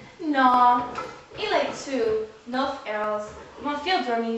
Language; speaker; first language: French; non-native, learner; English